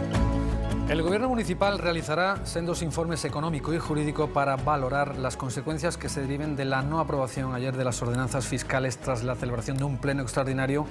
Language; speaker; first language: Spanish; native; Spanish